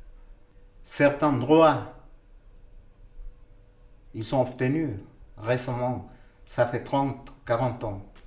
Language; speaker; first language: French; non-native, fluent; Quechua